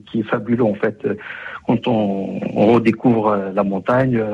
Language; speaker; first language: French; non-native, local second language; Kabyle